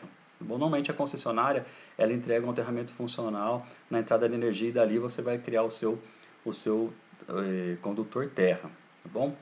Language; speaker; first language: Portuguese; native; Portuguese